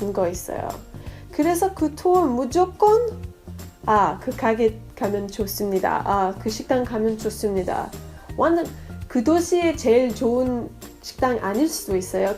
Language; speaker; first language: Korean; non-native, fluent; French